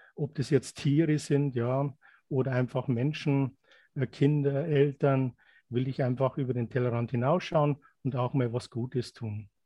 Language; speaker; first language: German; native; German